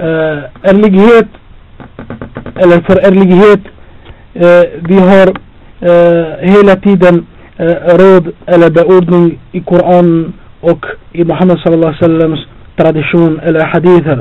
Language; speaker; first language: Swedish; non-native, fluent; Albanian